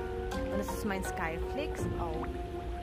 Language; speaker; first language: German; non-native, learner; Filipino